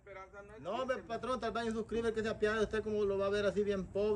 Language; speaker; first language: Spanish; native; Spanish